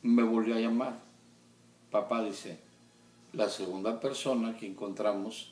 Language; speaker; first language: Spanish; early bilingual, heritage; Spanish